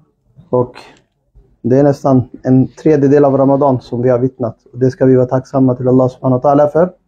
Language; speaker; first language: Swedish; non-native, fluent; Urdu